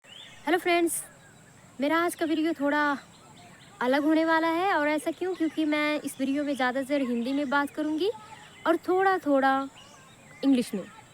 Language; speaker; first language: Hindi; non-native, local second language; Bhojpuri